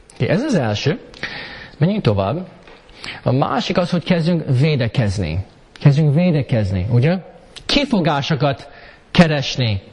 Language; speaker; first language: Hungarian; early bilingual, heritage; Hungarian